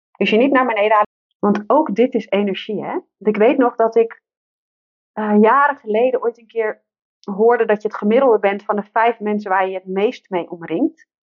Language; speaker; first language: Dutch; native; Dutch